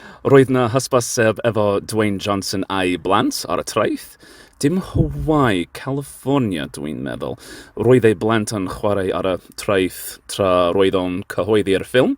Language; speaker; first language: Welsh; non-native, learner; English